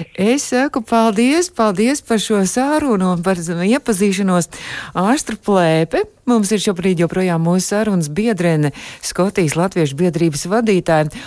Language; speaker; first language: Latvian; native; Latvian